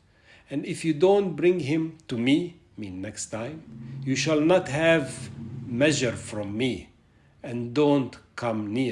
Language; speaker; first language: English; non-native, fluent; Arabic